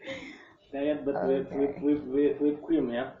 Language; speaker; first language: English; non-native, fluent; Indonesian